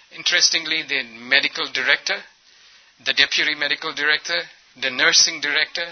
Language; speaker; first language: English; early bilingual, other home language; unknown